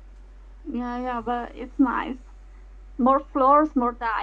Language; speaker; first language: English; non-native, fluent; Italian